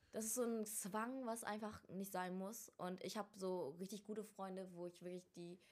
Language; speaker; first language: German; early bilingual, other home language; Vietnamese